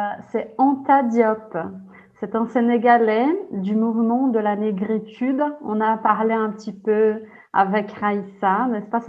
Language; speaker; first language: French; non-native, fluent; Portuguese